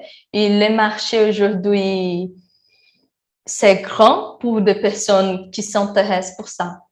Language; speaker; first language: French; non-native, learner; Portuguese